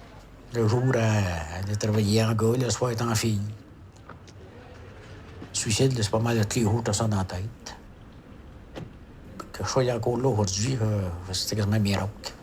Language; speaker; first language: French; native; French